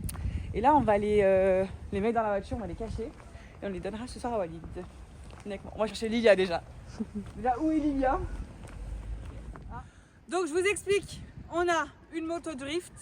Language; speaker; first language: French; native; French